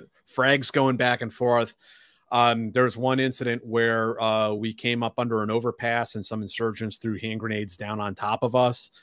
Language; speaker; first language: English; native; English